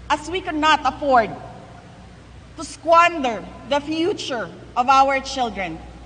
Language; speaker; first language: English; non-native, local second language; Cebuano